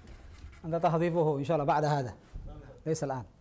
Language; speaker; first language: Arabic; non-native, fluent; Indonesian